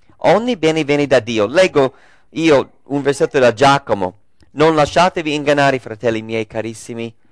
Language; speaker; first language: Italian; non-native, fluent; English